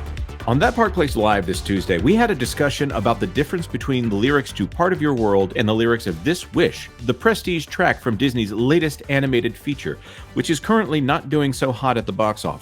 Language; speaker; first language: English; native; English